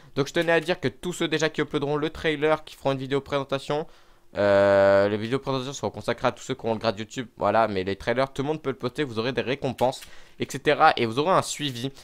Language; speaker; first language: French; native; French